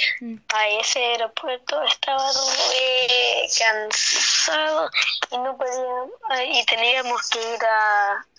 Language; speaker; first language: Spanish; early bilingual, heritage; Spanish